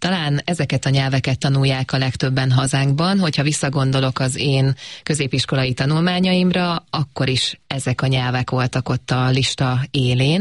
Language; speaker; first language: Hungarian; native; Hungarian